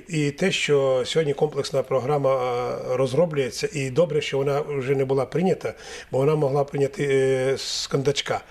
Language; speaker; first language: Ukrainian; native; Ukrainian